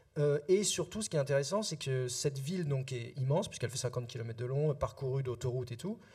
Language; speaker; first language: French; native; French